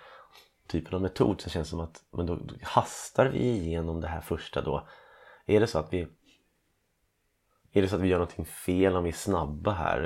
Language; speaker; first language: Swedish; native; Swedish